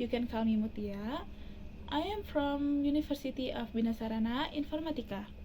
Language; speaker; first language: English; non-native, learner; Indonesian